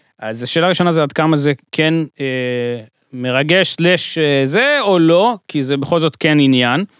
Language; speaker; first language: Hebrew; native; Hebrew